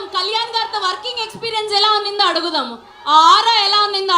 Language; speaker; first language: Telugu; native; Telugu